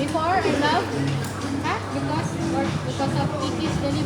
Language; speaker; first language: English; non-native, local second language; Filipino